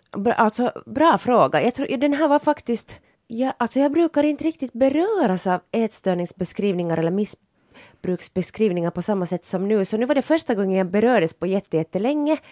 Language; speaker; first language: Swedish; native; Swedish